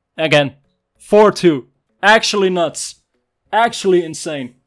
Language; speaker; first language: English; non-native, fluent; Dutch